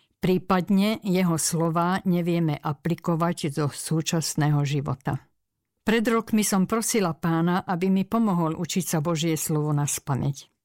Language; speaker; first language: Slovak; early bilingual, other home language; Hungarian